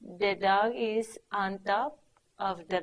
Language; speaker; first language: English; non-native, learner; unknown